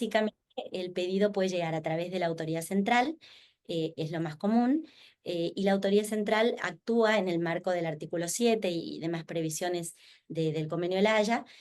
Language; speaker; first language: Spanish; native; Spanish